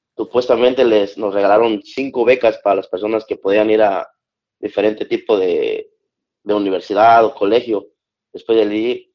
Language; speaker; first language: Spanish; native; Spanish